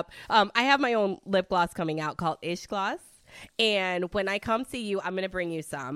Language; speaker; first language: English; early bilingual, other home language; Italian